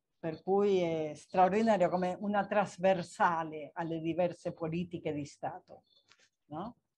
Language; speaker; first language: Italian; non-native, fluent; Spanish